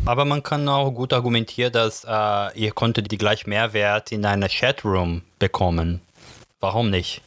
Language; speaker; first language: German; non-native, learner; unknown